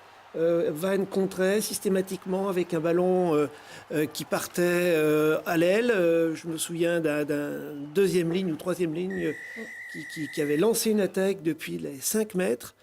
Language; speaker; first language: French; native; French